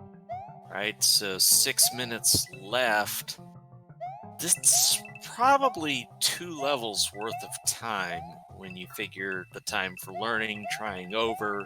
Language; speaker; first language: English; native; English